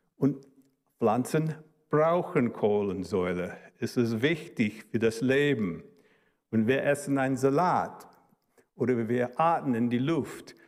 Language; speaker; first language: German; early bilingual, heritage; German